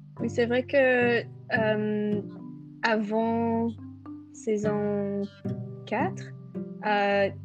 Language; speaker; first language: French; non-native, fluent; English